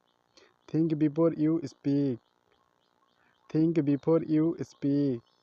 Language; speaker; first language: English; non-native, learner; Odia